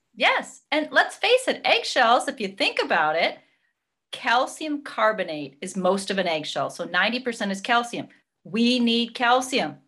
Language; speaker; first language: English; native; English